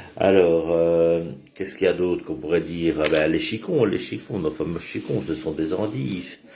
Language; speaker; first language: French; native; French